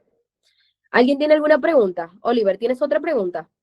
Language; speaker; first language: Spanish; native; Spanish